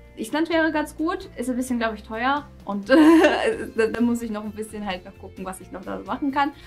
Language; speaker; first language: German; non-native, fluent; Russian